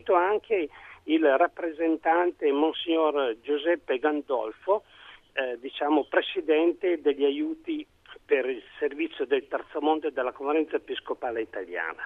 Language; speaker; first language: Italian; native; Italian